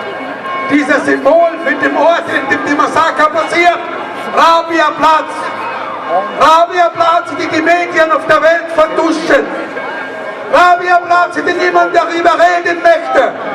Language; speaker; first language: German; non-native, learner; Arabic